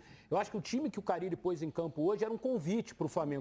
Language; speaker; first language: Portuguese; native; Portuguese